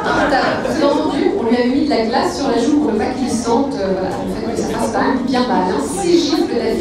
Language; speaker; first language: French; native; French